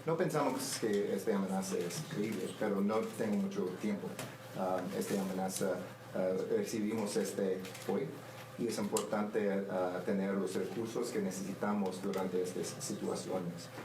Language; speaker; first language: Spanish; non-native, learner; English